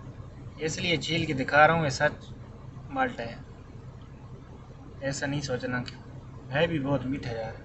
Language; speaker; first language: Hindi; non-native, local second language; Punjabi